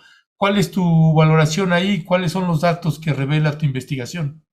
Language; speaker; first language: Spanish; native; Spanish